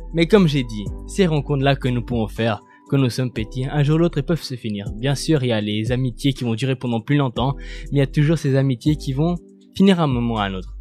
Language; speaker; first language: French; non-native, fluent; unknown